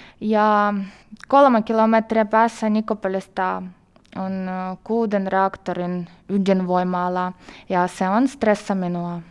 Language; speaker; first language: Finnish; non-native, learner; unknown